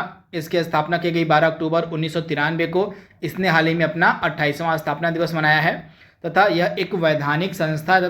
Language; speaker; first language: Hindi; native; Hindi